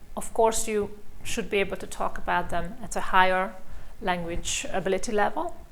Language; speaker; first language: English; non-native, fluent; Hungarian